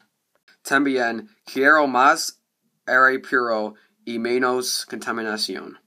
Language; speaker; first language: Spanish; non-native, learner; English